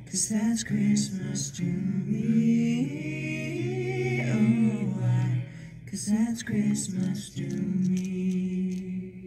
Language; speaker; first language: English; early bilingual, other home language; Korean